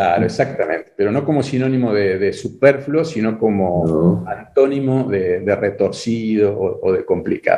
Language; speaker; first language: Spanish; native; Spanish